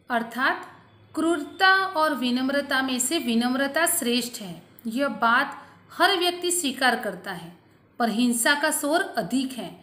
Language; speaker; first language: Hindi; non-native, local second language; Gujarati